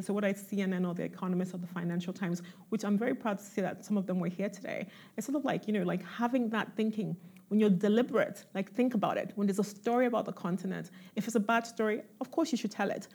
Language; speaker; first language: English; non-native, local second language; Igbo